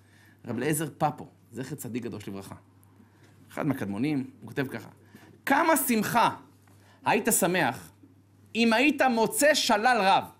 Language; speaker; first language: Hebrew; native; Hebrew